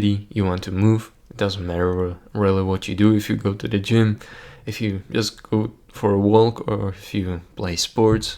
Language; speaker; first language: English; non-native, fluent; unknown